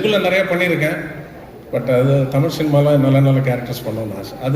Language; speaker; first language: Tamil; non-native, fluent; Telugu